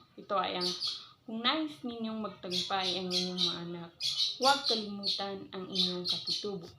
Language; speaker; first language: Filipino; non-native, local second language; Maranao